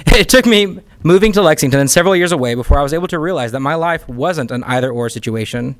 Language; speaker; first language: English; native; English